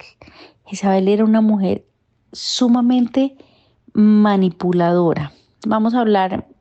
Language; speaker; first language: Spanish; native; Spanish